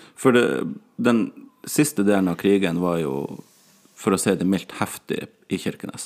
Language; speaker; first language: Norwegian; native; Norwegian